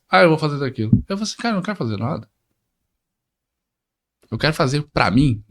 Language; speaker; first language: Portuguese; native; Portuguese